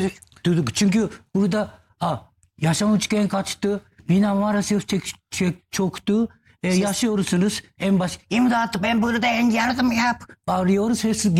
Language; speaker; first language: Turkish; non-native, learner; Japanese